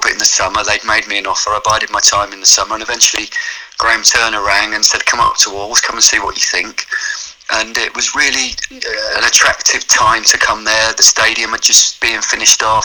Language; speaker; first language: English; native; English